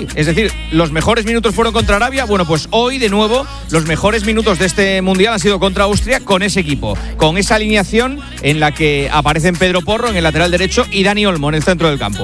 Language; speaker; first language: Spanish; native; Spanish